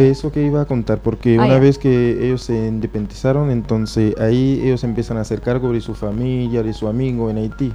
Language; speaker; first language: Spanish; non-native, fluent; Haitian Creole